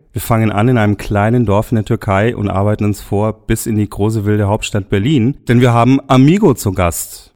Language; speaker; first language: German; native; German